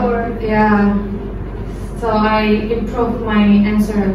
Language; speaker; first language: English; non-native, learner; Indonesian